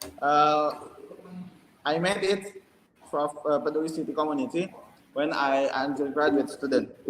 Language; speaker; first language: English; non-native, learner; Indonesian